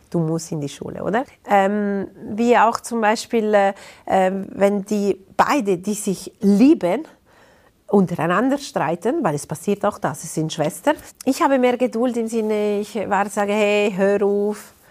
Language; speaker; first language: German; non-native, local second language; Italian